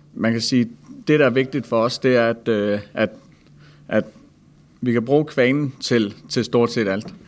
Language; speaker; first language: Danish; native; Danish